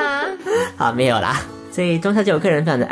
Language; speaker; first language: Chinese; native; Chinese